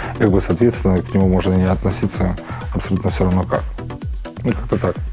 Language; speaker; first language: Russian; native; Russian